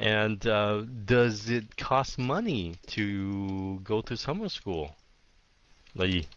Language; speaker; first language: English; early bilingual, heritage; Vietnamese